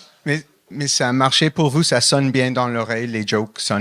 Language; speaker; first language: French; non-native, fluent; English